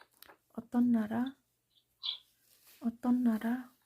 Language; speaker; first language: Korean; non-native, learner; Thai